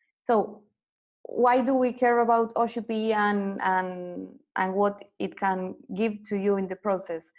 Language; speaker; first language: English; non-native, fluent; Spanish